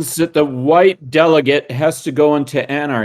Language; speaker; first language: English; native; English